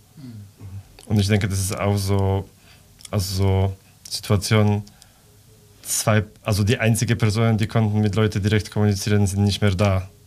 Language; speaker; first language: German; non-native, fluent; Polish